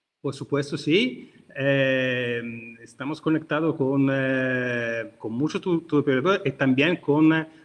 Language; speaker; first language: Spanish; non-native, learner; Italian